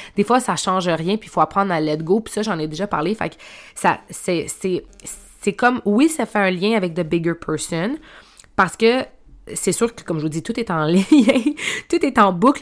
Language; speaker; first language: French; native; French